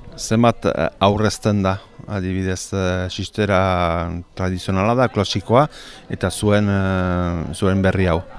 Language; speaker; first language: Basque; native; Basque